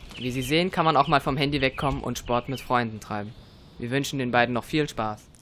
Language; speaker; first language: German; native; German